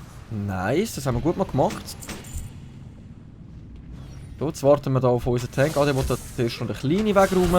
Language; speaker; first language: German; native; German